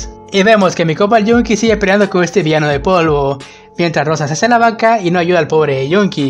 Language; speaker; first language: Spanish; native; Spanish